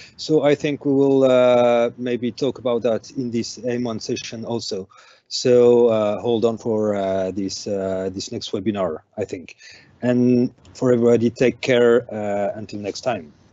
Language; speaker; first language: English; non-native, fluent; French